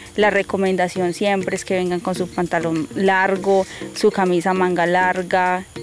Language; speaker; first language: Spanish; native; Spanish